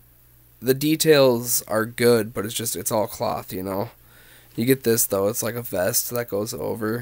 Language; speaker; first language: English; native; English